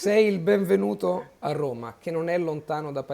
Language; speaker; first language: Italian; native; Italian